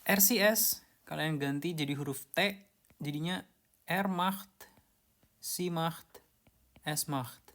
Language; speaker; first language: German; non-native, fluent; Indonesian